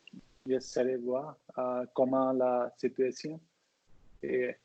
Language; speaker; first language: French; non-native, learner; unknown